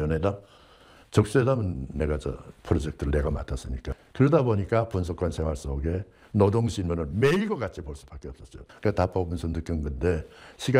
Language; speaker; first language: Korean; native; Korean